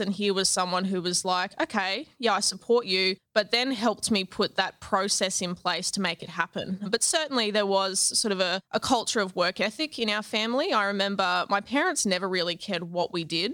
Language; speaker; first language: English; native; English